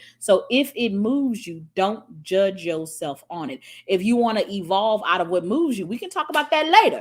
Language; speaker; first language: English; native; English